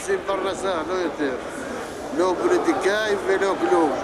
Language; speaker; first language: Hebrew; non-native, local second language; Arabic